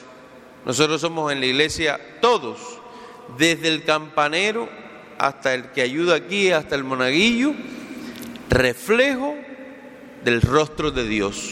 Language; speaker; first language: Spanish; native; Spanish